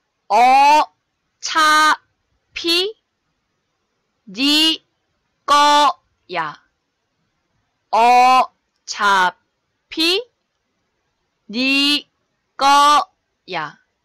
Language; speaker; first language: Korean; native; Korean